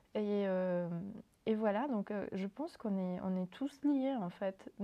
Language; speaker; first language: French; non-native, fluent; Spanish